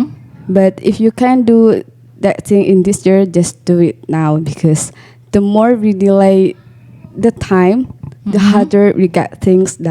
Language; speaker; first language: English; non-native, learner; Indonesian